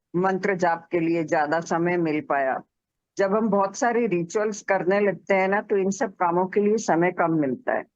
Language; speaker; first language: Hindi; native; Hindi